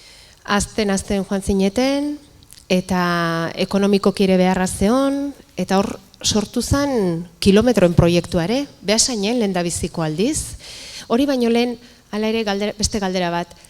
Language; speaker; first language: Basque; native; Basque